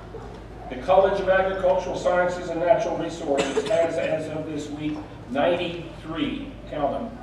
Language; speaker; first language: English; native; English